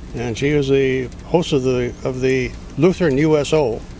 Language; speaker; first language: English; native; English